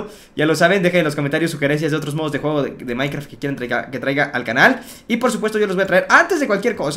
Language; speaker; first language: Spanish; native; Spanish